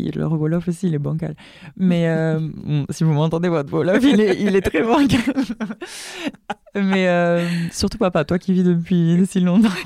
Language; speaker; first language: French; native; French